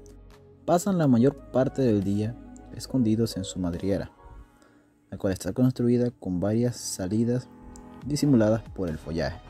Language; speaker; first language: Spanish; native; Spanish